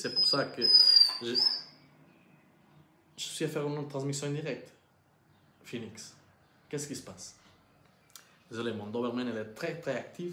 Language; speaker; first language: French; non-native, learner; Portuguese